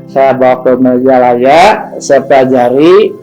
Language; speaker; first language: Indonesian; non-native, local second language; Sundanese